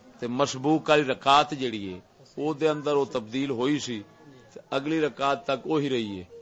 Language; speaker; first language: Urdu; non-native, local second language; Punjabi